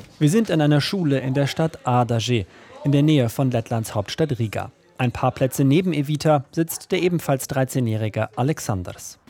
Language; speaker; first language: German; native; German